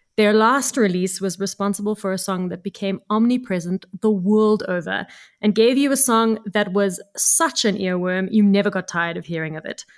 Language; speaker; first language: English; native; English